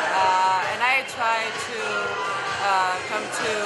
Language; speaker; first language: English; non-native, fluent; Arabic